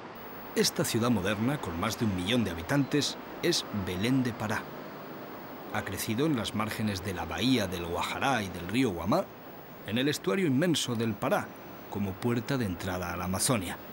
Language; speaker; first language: Spanish; native; Spanish